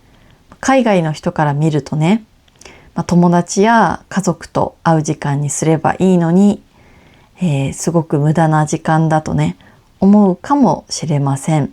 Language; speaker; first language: Japanese; native; Japanese